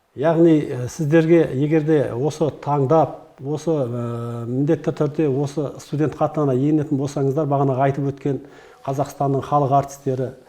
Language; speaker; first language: Kazakh; native; Kazakh